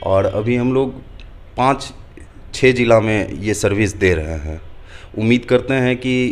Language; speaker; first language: Hindi; native; Hindi